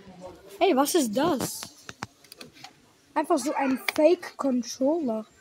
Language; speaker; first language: German; early bilingual, other home language; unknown